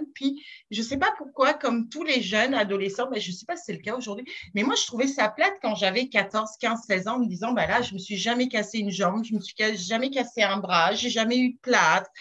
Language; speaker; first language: French; native; French